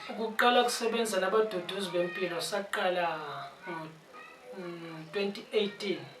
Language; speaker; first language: Zulu; non-native, local second language; Tswana